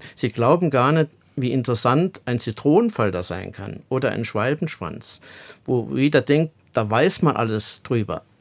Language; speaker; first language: German; native; German